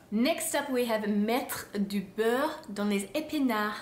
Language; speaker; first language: French; non-native, fluent; English